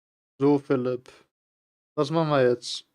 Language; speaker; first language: German; native; German